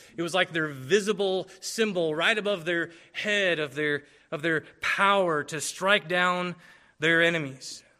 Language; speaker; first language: English; native; English